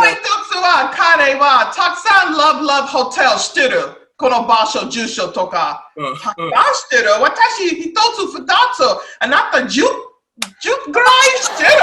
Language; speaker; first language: Japanese; non-native, learner; English